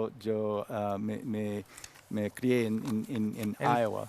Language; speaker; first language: Spanish; non-native, learner; Korean